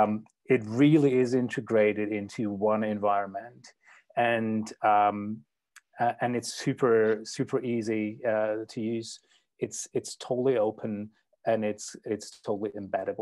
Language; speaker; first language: English; non-native, fluent; Czech